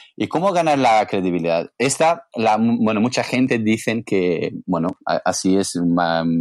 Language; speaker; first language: Spanish; non-native, learner; English